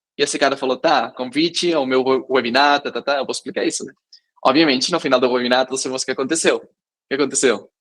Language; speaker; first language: Portuguese; non-native, fluent; Catalan